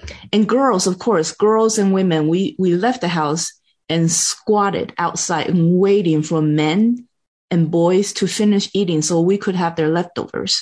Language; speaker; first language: English; non-native, fluent; Chinese